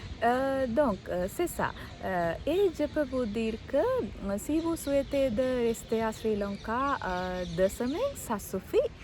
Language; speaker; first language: French; non-native, learner; Sinhala